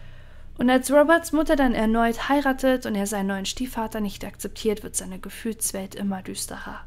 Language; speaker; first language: German; native; German